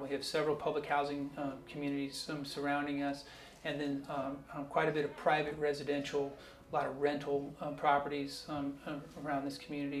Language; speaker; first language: English; native; English